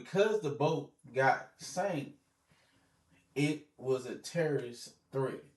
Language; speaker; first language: English; native; English